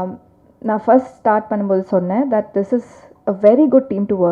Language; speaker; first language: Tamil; non-native, learner; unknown